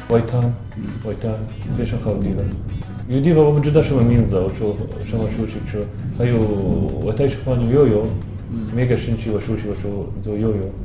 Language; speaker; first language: Chinese; non-native, learner; Arabic